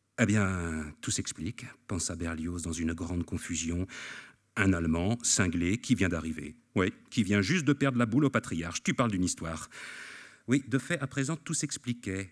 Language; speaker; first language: French; native; French